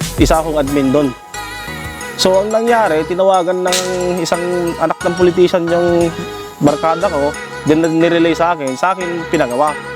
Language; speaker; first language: Filipino; non-native, local second language; Iloko